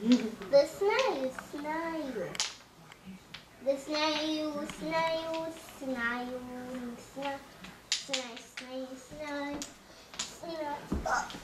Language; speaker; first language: Russian; early bilingual, heritage; Russian